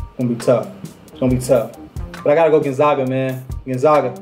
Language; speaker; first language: English; native; English